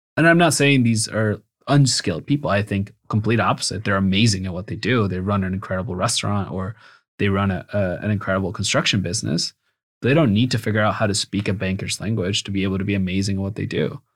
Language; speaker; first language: English; early bilingual, other home language; Spanish